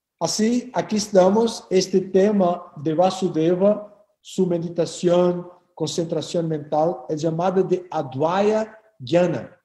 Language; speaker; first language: Spanish; non-native, fluent; Portuguese